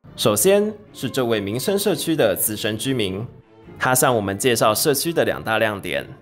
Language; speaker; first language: Chinese; native; Chinese